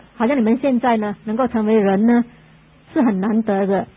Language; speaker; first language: Chinese; native; Chinese